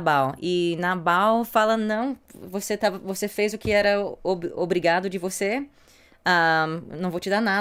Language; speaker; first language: Portuguese; non-native, fluent; English